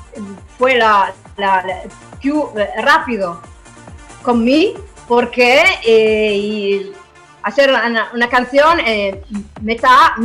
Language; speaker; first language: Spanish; non-native, learner; English